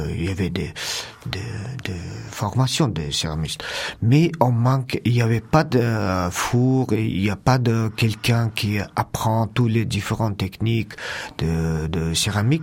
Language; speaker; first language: French; non-native, learner; Mongolian